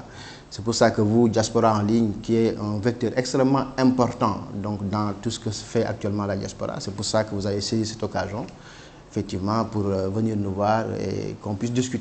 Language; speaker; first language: French; non-native, local second language; Wolof